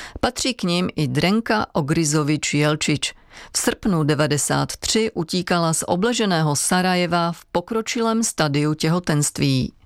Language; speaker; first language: Czech; native; Czech